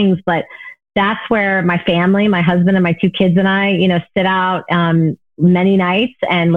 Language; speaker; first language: English; native; English